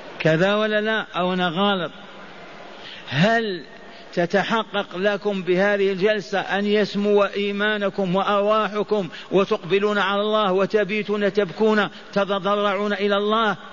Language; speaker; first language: Arabic; native; Arabic